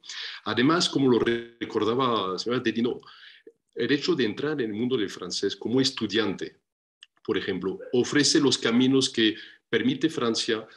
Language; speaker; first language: Spanish; non-native, fluent; French